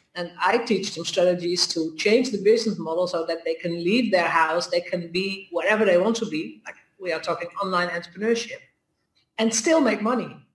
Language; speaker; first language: English; non-native, fluent; Dutch